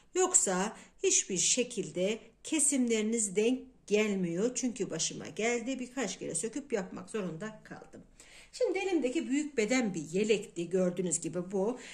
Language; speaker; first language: Turkish; native; Turkish